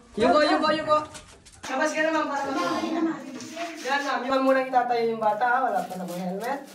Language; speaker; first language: Filipino; non-native, local second language; Bikol